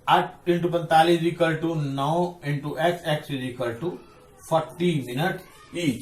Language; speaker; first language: English; non-native, local second language; Punjabi